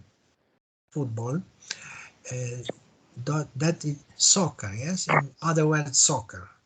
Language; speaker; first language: English; non-native, learner; Polish